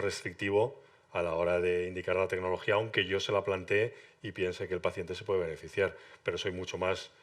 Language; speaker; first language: Spanish; native; Spanish